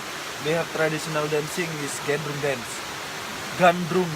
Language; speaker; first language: English; non-native, learner; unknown